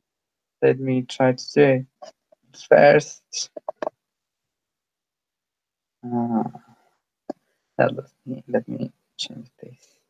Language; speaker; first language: English; non-native, fluent; Spanish